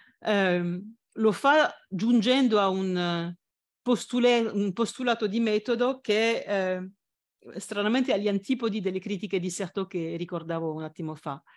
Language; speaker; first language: Italian; non-native, fluent; French